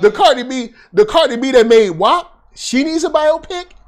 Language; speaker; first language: English; native; English